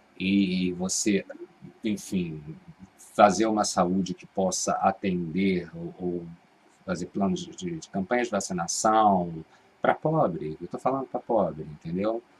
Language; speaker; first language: Portuguese; native; Portuguese